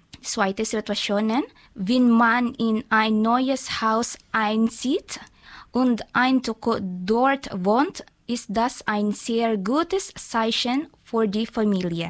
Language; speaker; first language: German; non-native, learner; Filipino